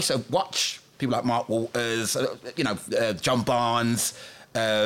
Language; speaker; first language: English; native; English